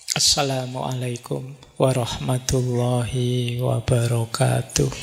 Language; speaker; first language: Indonesian; native; Indonesian